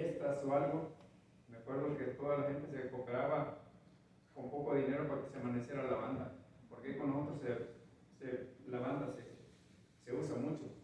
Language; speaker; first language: Spanish; native; Spanish